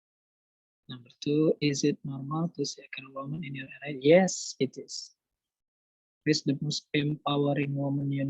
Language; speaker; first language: English; non-native, learner; Indonesian